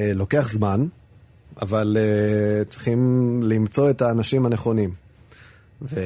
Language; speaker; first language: Hebrew; non-native, fluent; Spanish